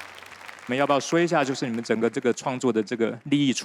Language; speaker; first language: Chinese; native; Chinese